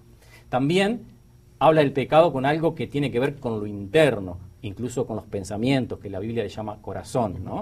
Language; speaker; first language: Spanish; native; Spanish